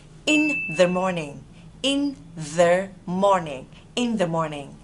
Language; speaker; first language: English; non-native, fluent; Vietnamese